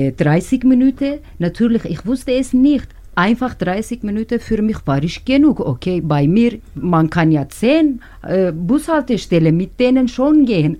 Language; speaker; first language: German; non-native, learner; Turkish